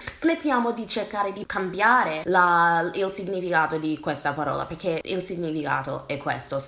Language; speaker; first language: Italian; non-native, fluent; English